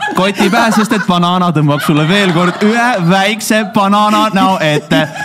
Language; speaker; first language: English; non-native, fluent; Estonian